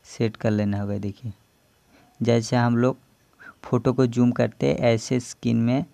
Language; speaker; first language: Hindi; non-native, local second language; Bangla